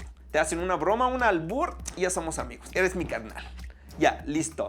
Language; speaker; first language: Spanish; non-native, fluent; Arabic